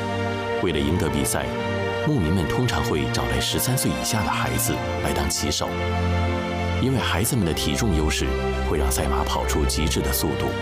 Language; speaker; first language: Chinese; native; Chinese